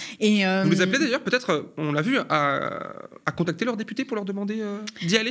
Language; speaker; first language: French; native; French